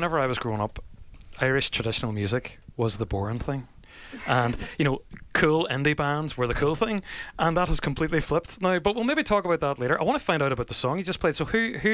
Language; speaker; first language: English; native; English